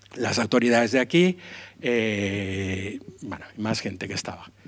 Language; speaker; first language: Spanish; native; Spanish